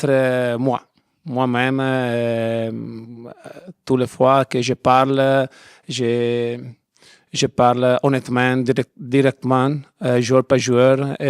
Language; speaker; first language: French; non-native, learner; Italian